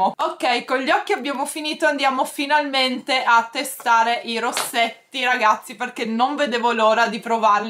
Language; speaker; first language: Italian; native; Italian